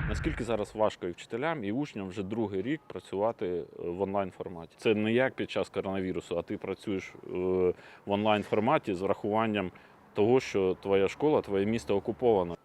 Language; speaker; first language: Ukrainian; native; Ukrainian